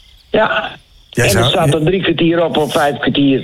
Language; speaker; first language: Dutch; native; Dutch